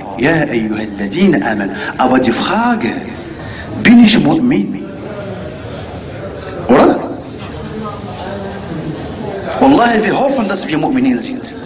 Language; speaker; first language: German; non-native, learner; Arabic